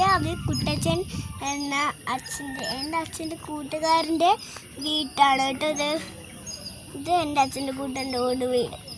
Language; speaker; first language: Malayalam; native; Malayalam